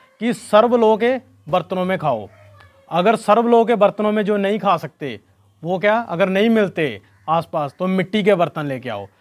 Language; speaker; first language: Hindi; non-native, local second language; Punjabi